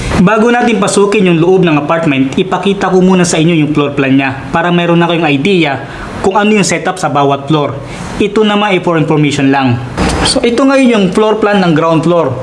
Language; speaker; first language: Filipino; non-native, local second language; Waray